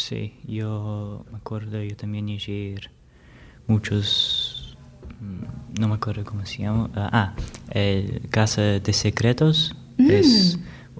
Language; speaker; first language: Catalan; non-native, learner; Spanish